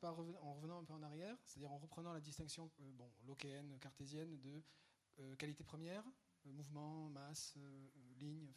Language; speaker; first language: French; native; French